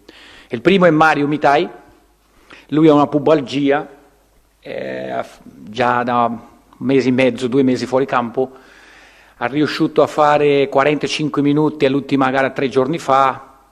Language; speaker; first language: Italian; non-native, fluent; Portuguese